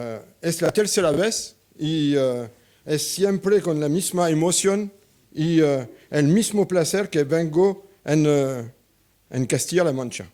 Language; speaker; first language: Spanish; non-native, learner; French